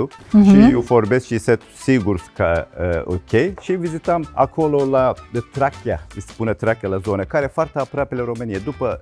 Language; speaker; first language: Romanian; non-native, learner; Turkish